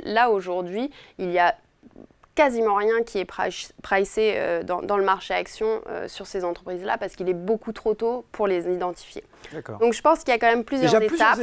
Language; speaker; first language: French; native; French